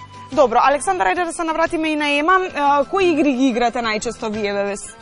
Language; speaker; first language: Macedonian; native; Macedonian